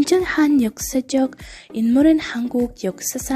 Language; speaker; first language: Korean; non-native, learner; Russian